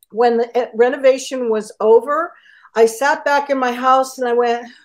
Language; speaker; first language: English; native; English